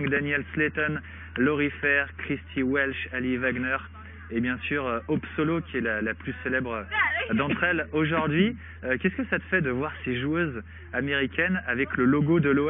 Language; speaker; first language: French; native; French